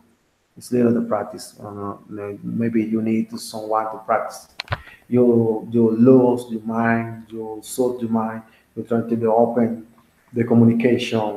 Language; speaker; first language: English; non-native, learner; Spanish